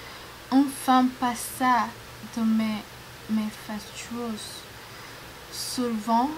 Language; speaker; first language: French; non-native, learner; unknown